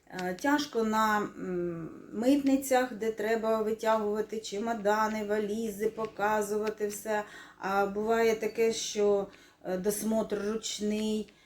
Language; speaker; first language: Ukrainian; non-native, local second language; Russian